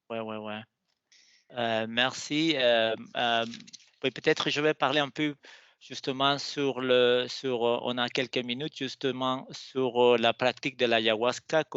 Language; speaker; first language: French; non-native, fluent; Spanish